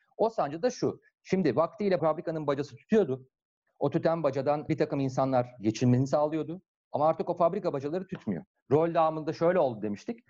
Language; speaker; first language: Turkish; native; Turkish